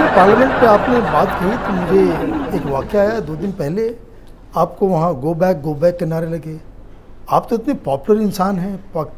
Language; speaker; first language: Hindi; native; Hindi